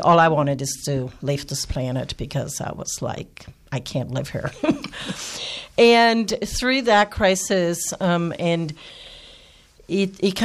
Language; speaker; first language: English; non-native, fluent; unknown